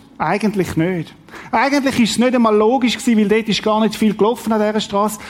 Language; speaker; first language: German; native; German